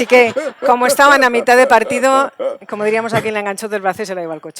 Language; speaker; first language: Spanish; native; Spanish